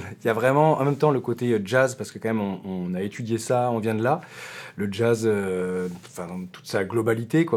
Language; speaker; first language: French; native; French